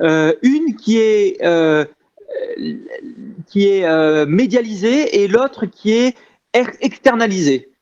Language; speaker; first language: French; native; French